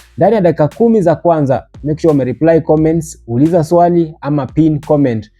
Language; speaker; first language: Swahili; non-native, local second language; Luyia